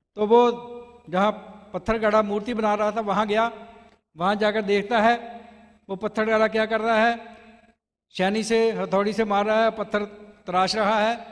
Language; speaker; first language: Hindi; non-native, local second language; Punjabi